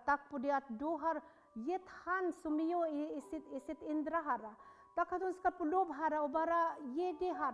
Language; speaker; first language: Norwegian; non-native, fluent; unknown